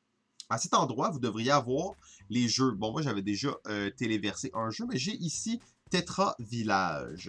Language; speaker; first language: French; native; French